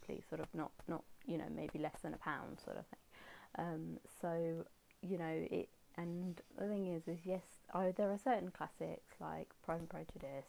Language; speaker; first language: English; native; English